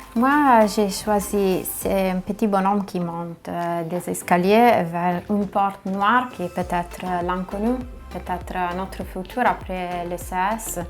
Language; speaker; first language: French; non-native, fluent; Italian